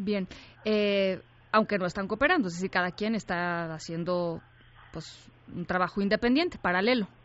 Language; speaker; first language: Spanish; native; Spanish